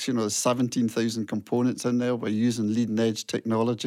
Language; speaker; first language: English; native; English